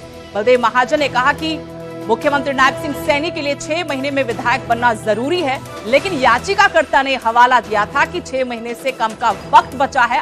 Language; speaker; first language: Hindi; native; Hindi